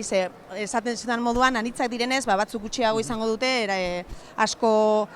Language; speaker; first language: Basque; native; Basque